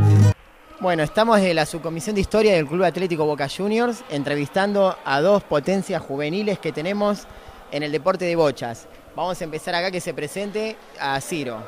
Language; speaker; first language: Spanish; native; Spanish